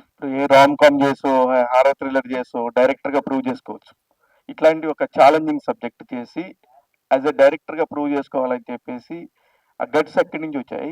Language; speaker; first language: Telugu; native; Telugu